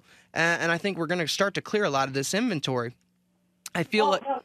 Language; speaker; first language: English; native; English